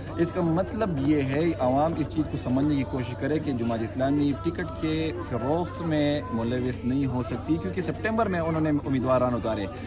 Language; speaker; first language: Urdu; non-native, local second language; Pashto